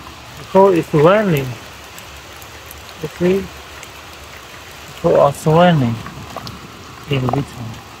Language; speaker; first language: English; non-native, learner; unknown